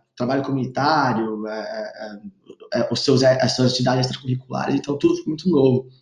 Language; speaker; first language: Portuguese; native; Portuguese